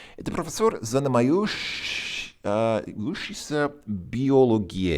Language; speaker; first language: Russian; non-native, fluent; English